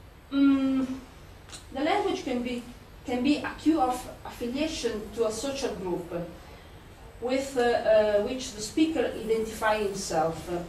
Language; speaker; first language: English; non-native, fluent; Italian